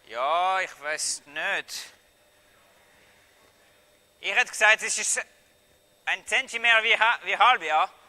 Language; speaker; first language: German; non-native, fluent; French